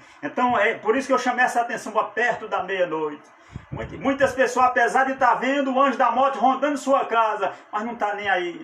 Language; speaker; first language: Portuguese; native; Portuguese